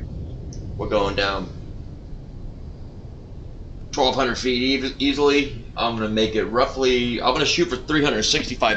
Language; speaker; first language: English; native; English